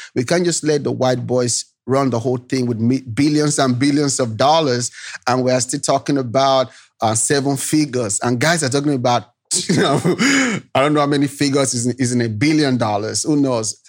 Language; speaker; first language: English; non-native, local second language; Yoruba